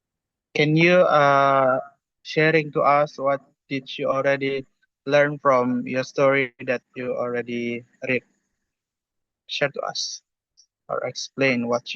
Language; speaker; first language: English; non-native, learner; Indonesian